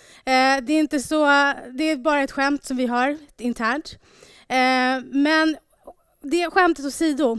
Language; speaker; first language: Swedish; early bilingual, other home language; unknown